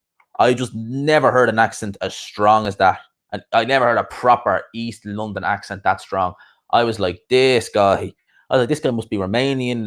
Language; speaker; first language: English; native; English